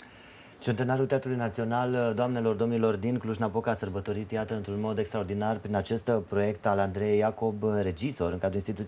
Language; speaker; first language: Romanian; native; Romanian